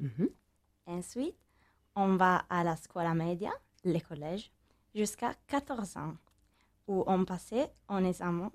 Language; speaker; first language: French; non-native, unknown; Italian